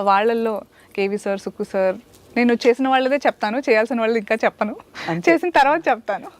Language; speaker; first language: Telugu; native; Telugu